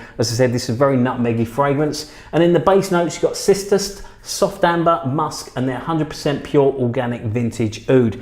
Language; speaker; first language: English; native; English